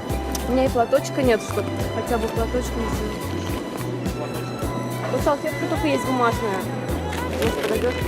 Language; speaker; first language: Russian; non-native, local second language; Tatar